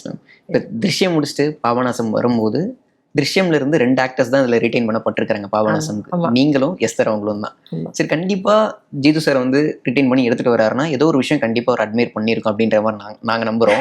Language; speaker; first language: Tamil; native; Tamil